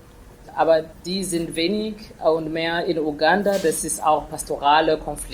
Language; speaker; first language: German; non-native, fluent; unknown